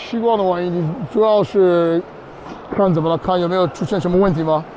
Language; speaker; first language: Chinese; non-native, fluent; English